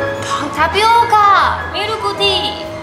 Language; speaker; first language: Japanese; non-native, learner; Chinese